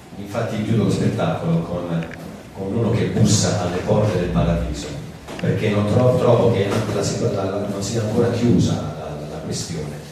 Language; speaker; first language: Italian; native; Italian